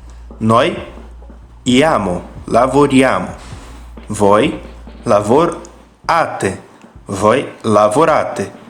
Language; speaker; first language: Italian; non-native, fluent; Portuguese